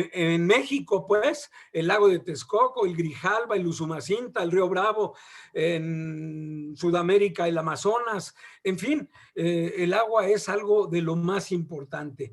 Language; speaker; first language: Spanish; native; Spanish